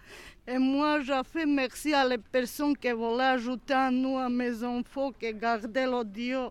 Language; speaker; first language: French; non-native, learner; Serbian